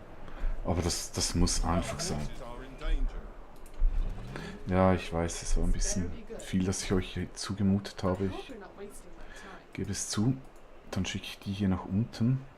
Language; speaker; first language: German; native; German